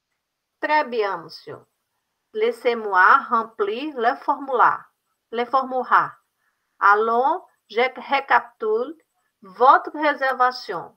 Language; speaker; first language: French; non-native, learner; Portuguese